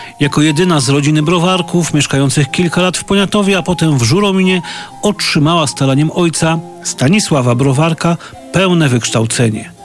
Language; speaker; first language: Polish; native; Polish